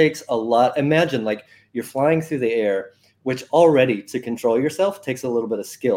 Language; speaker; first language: English; native; English